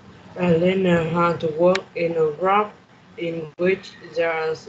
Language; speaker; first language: English; non-native, learner; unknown